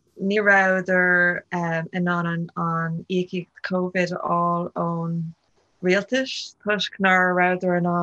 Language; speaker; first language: Irish; non-native, local second language; English